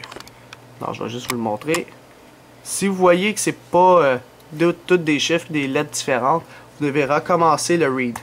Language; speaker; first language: French; native; French